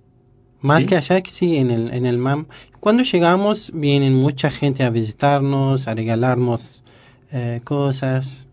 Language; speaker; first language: Spanish; non-native, learner; Arabic